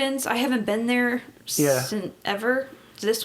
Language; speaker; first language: English; native; English